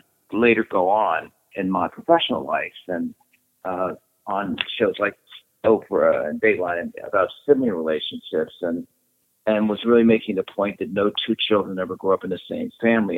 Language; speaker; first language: English; native; English